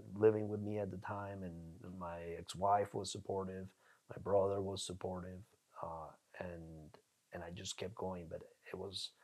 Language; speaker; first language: English; non-native, fluent; Spanish